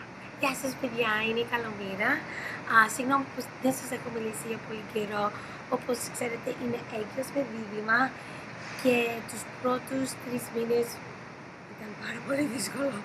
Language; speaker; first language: Greek; early bilingual, heritage; English